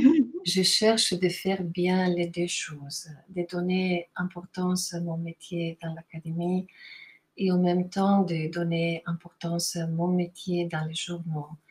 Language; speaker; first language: French; non-native, fluent; Italian